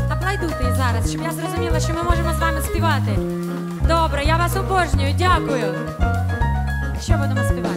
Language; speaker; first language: Ukrainian; early bilingual, other home language; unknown